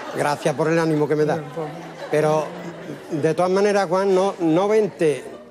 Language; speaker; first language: Spanish; native; Spanish